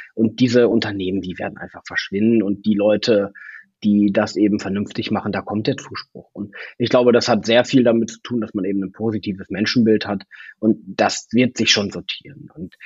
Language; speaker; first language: German; native; German